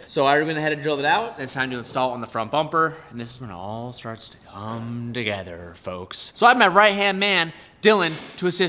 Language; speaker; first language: English; native; English